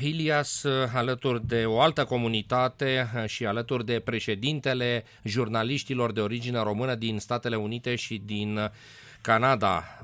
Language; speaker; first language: Romanian; native; Romanian